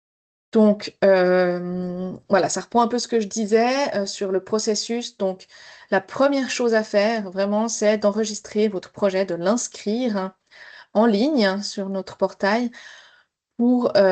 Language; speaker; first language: French; native; French